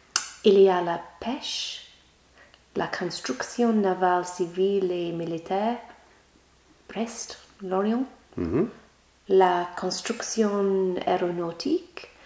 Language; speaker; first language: French; non-native, learner; English